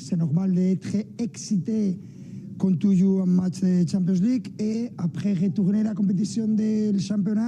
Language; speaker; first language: French; non-native, fluent; Spanish